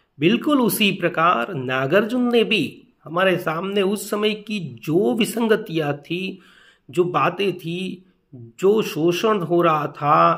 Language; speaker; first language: Hindi; non-native, local second language; Gujarati